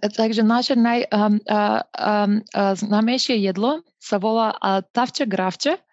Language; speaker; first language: Slovak; non-native, fluent; Macedonian